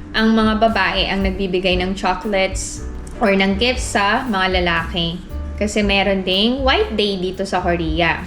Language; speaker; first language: Filipino; native; Filipino